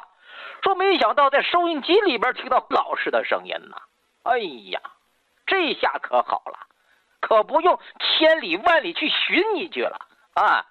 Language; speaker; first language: Chinese; native; Chinese